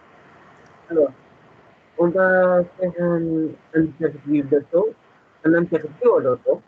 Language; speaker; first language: French; non-native, learner; Spanish